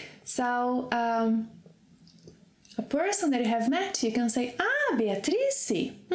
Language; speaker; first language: English; non-native, fluent; Portuguese